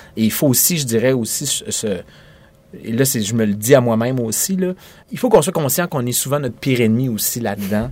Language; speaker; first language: French; native; French